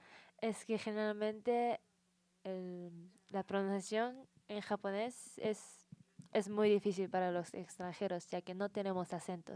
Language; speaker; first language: Spanish; non-native, learner; Japanese